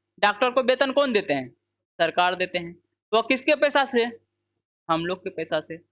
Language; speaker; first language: Hindi; native; Hindi